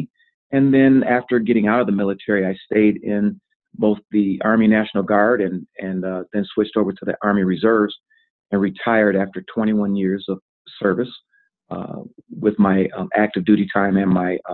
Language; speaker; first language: English; native; English